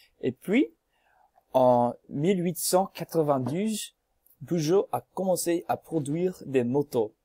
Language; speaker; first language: French; non-native, learner; English